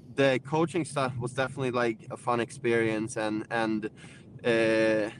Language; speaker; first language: English; non-native, fluent; Swedish